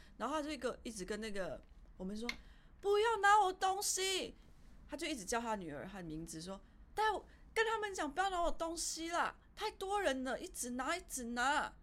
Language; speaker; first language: Chinese; early bilingual, heritage; Chinese